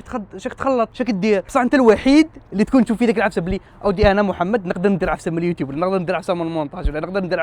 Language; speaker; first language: Arabic; native; Arabic